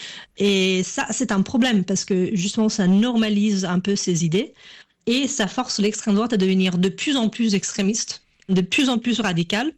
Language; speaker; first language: French; non-native, fluent; English